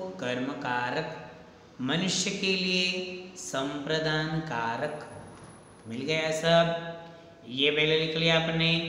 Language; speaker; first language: Hindi; non-native, local second language; Gujarati